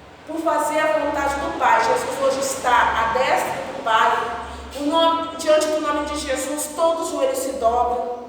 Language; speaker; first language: Portuguese; native; Portuguese